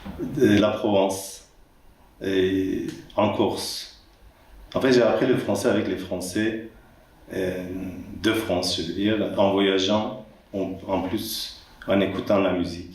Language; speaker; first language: French; non-native, fluent; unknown